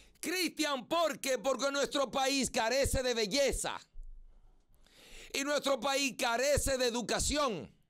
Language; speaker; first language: Spanish; native; Spanish